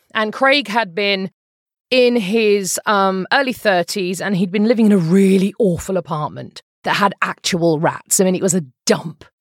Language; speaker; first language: English; native; English